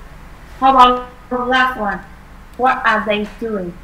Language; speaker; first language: English; non-native, fluent; Vietnamese